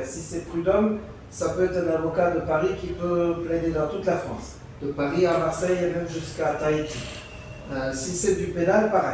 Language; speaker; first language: French; native; French